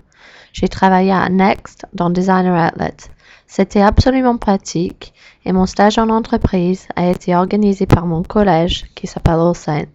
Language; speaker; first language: French; non-native, learner; English